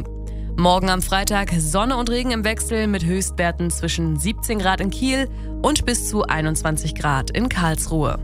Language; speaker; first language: German; native; German